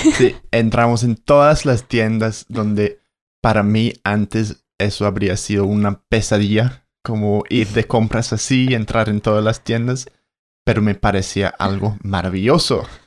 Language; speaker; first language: Spanish; non-native, fluent; English